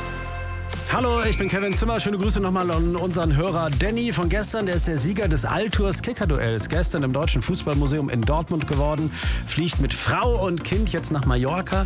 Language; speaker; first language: German; native; German